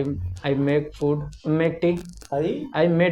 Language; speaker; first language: English; non-native, learner; Hindi